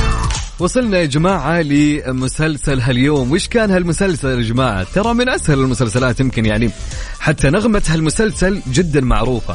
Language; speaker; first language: Arabic; native; Arabic